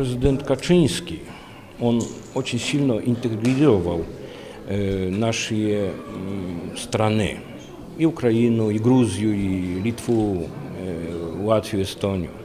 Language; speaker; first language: Ukrainian; non-native, learner; Polish